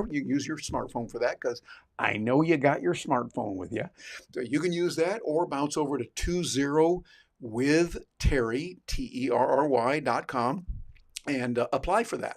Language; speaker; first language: English; native; English